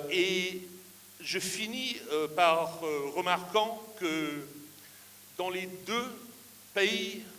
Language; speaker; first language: French; non-native, fluent; English